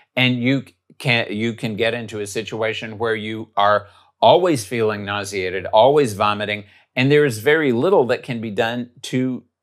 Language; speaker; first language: English; native; English